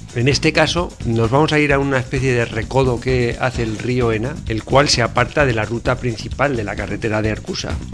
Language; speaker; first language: Spanish; native; Spanish